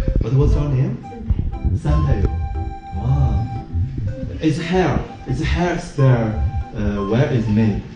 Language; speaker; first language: English; non-native, learner; Chinese